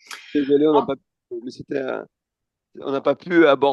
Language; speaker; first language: French; native; French